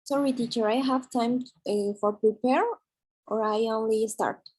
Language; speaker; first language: English; non-native, learner; Spanish